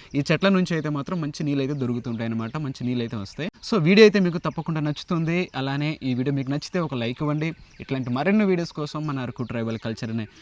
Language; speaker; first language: Telugu; native; Telugu